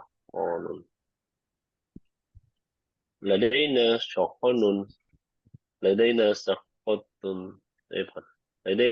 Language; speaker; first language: Arabic; non-native, learner; Indonesian